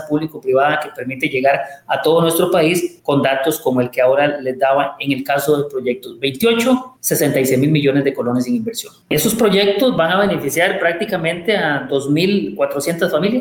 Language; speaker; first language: Spanish; native; Spanish